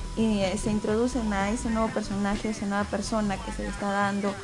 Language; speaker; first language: Spanish; native; Spanish